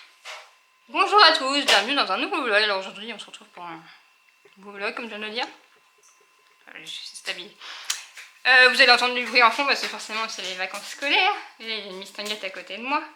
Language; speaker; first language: French; native; French